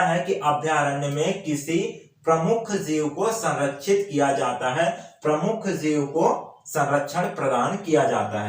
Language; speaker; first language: Hindi; native; Hindi